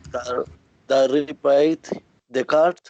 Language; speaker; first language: English; non-native, learner; Spanish